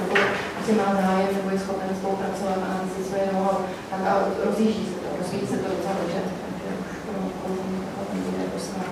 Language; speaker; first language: Czech; native; Czech